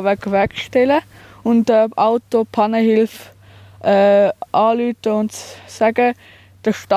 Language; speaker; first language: German; native; German